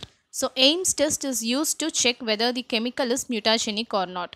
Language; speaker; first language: English; non-native, local second language; Tamil